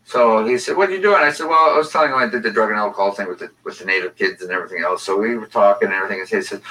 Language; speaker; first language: English; native; English